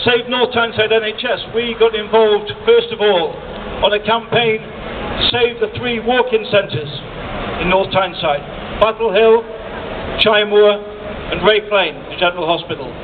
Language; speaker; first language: English; native; English